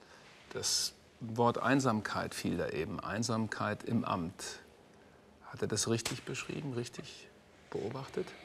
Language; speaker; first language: German; native; German